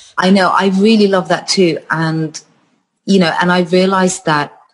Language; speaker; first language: English; early bilingual, other home language; Georgian